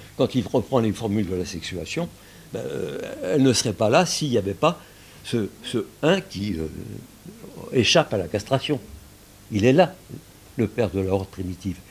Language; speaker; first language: French; early bilingual, other home language; Yiddish